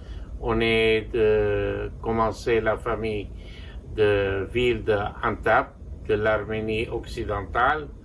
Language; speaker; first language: French; non-native, local second language; Armenian